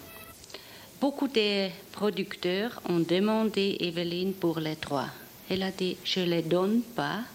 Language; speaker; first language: French; non-native, fluent; German